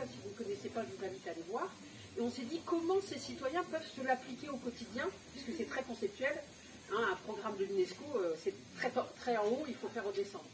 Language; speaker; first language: French; native; French